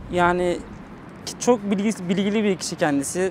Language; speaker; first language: Turkish; native; Turkish